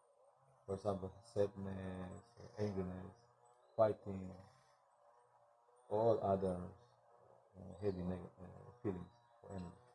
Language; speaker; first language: English; non-native, learner; Spanish